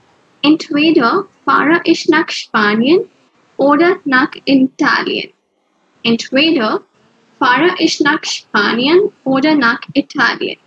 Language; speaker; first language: German; non-native, fluent; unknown